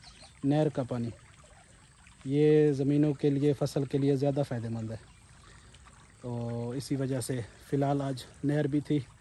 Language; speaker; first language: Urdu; non-native, local second language; Saraiki